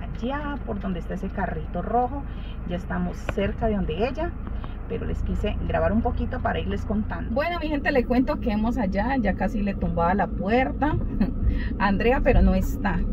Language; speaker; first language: Spanish; native; Spanish